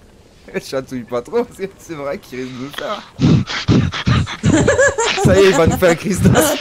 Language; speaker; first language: French; native; French